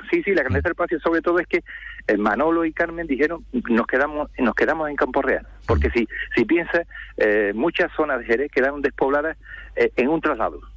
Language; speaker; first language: Spanish; native; Spanish